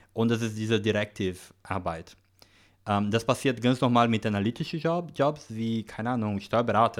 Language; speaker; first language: German; non-native, learner; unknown